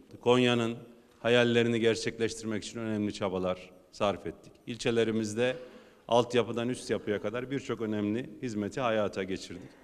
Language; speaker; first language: Turkish; native; Turkish